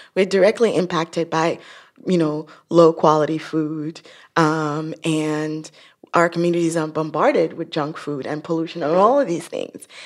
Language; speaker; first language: English; non-native, local second language; Yoruba